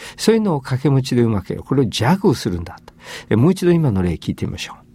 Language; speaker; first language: Japanese; native; Japanese